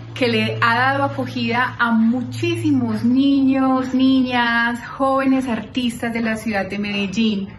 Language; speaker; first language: Spanish; non-native, fluent; German